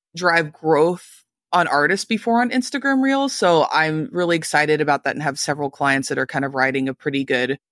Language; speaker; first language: English; native; English